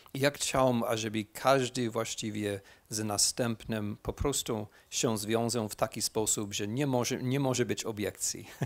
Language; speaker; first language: Polish; non-native, fluent; English